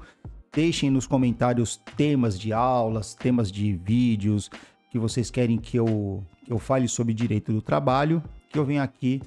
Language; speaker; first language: Portuguese; native; Portuguese